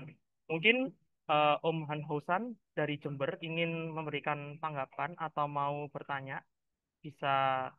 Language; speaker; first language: Indonesian; native; Indonesian